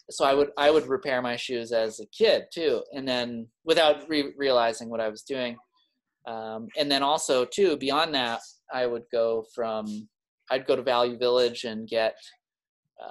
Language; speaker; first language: English; native; English